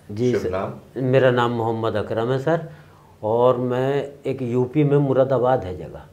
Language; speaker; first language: Hindi; native; Hindi